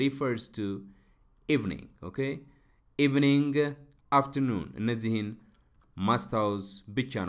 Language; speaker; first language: English; non-native, local second language; Amharic